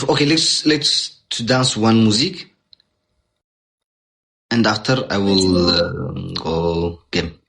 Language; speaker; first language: English; non-native, learner; Amharic